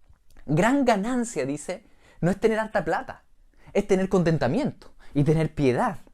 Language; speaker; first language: Spanish; native; Spanish